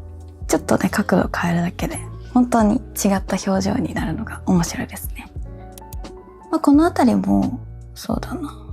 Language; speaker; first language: Japanese; native; Japanese